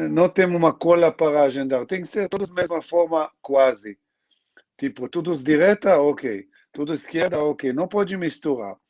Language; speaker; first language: Portuguese; non-native, learner; Hebrew